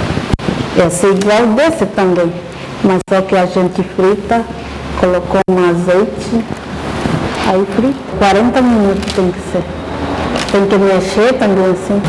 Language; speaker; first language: Portuguese; non-native, local second language; Guarani